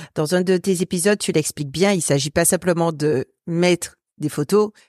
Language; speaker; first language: French; native; French